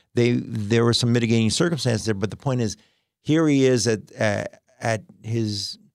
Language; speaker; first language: English; native; English